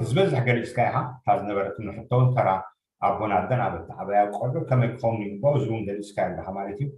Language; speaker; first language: Tigrinya; native; Tigrinya